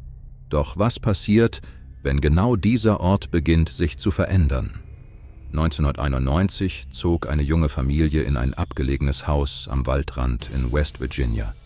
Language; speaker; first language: German; native; German